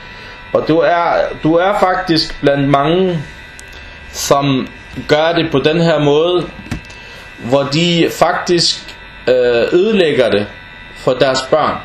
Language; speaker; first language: Danish; non-native, fluent; Arabic